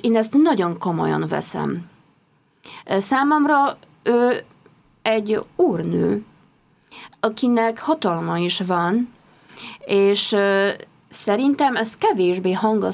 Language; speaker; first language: Hungarian; non-native, fluent; Polish